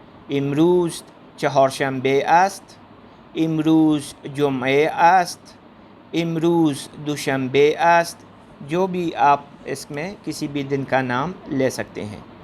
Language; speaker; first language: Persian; non-native, fluent; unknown